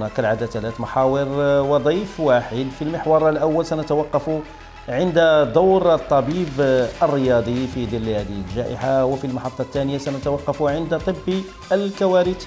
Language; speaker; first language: Arabic; native; Arabic